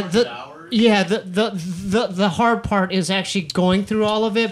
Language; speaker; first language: English; native; English